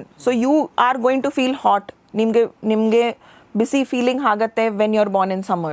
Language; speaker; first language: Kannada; non-native, local second language; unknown